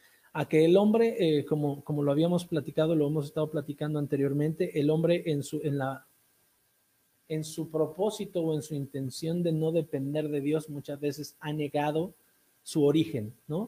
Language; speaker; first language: Spanish; native; Spanish